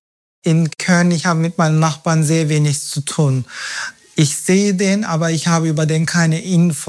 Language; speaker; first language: German; non-native, fluent; Turkish